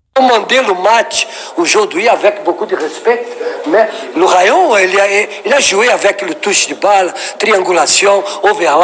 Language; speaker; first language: French; non-native, learner; Portuguese